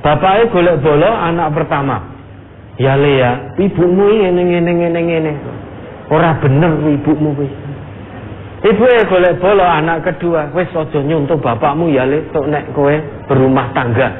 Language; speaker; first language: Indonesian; non-native, local second language; Javanese